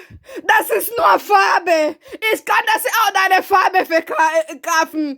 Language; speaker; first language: German; non-native, learner; Lingala